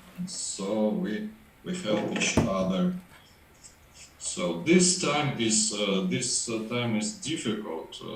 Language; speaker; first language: English; non-native, learner; Russian